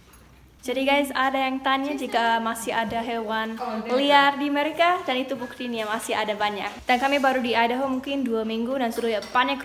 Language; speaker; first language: Indonesian; non-native, fluent; English